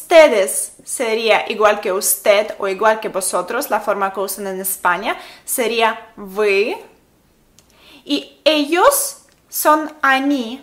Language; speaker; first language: Spanish; non-native, fluent; Russian